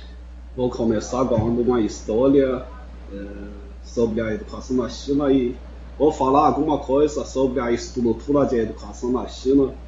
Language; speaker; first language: Portuguese; non-native, fluent; Chinese